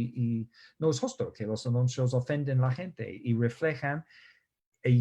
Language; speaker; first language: Spanish; non-native, fluent; English